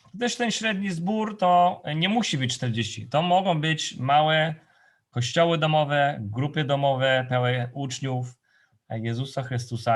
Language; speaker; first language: Polish; non-native, fluent; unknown